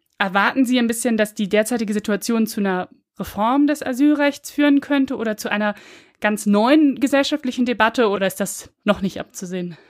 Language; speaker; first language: German; native; German